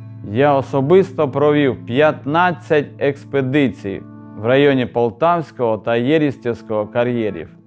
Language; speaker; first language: Ukrainian; native; Ukrainian